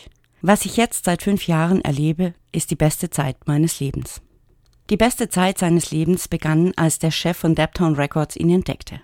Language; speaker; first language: German; native; German